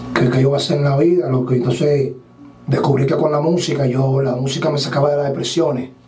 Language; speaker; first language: Spanish; native; Spanish